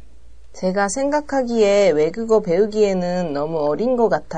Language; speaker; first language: Korean; non-native, learner; Japanese